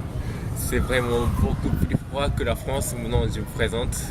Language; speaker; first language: French; non-native, learner; Japanese